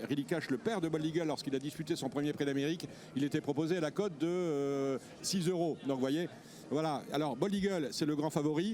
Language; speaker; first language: French; native; French